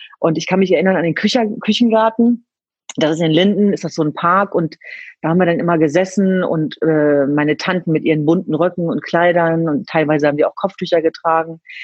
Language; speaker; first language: German; early bilingual, other home language; Kurdish